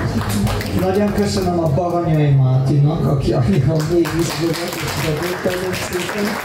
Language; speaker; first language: Hungarian; non-native, fluent; German